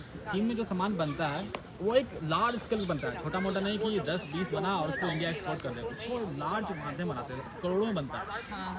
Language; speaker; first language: Hindi; native; Hindi